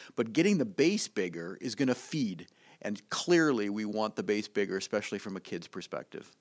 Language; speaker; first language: English; native; English